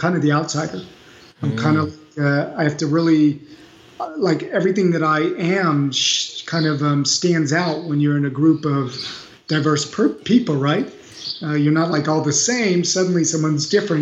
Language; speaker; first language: English; native; English